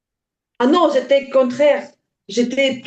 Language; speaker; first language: French; non-native, learner; Ukrainian